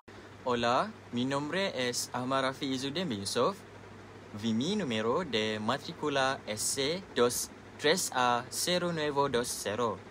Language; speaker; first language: Spanish; non-native, learner; Malay